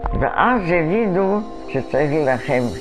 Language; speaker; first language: Hebrew; non-native, fluent; Polish